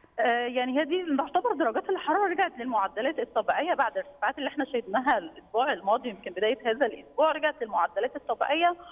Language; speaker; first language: Egyptian Arabic; native; Egyptian Arabic